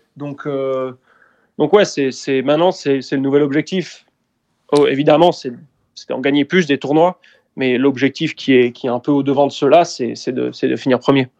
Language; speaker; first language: French; native; French